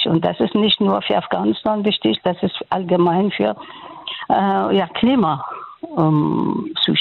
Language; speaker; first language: German; non-native, fluent; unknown